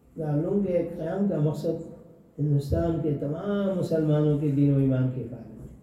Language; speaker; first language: Urdu; native; Urdu